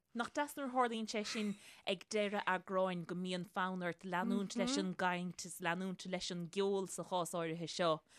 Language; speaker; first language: Irish; native; Irish